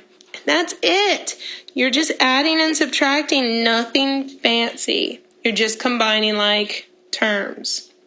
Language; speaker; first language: English; native; English